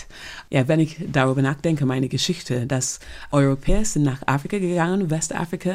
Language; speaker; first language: German; non-native, fluent; English